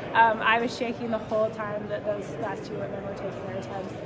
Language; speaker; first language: English; native; English